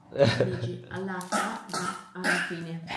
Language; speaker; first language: Italian; early bilingual, other home language; Filipino